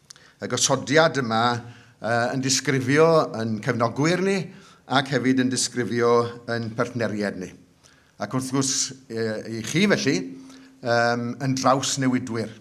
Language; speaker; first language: Welsh; native; Welsh